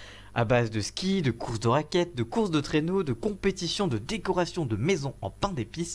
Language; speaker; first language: French; native; French